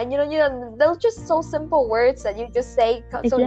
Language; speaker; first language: English; non-native, fluent; Vietnamese